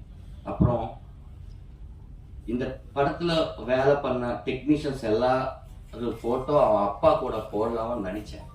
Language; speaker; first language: Tamil; non-native, learner; Telugu